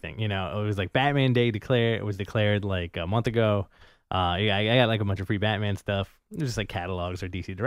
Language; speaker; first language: English; native; English